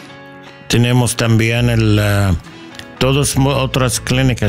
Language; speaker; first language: Spanish; non-native, learner; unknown